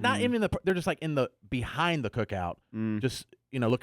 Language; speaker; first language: English; native; English